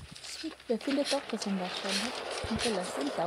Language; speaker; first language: German; native; German